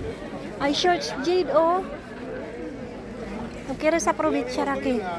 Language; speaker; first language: Spanish; non-native, learner; Filipino